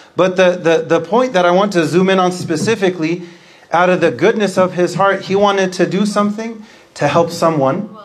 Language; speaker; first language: English; native; English